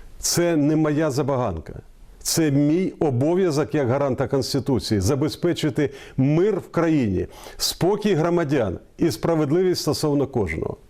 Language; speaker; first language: Ukrainian; non-native, local second language; Russian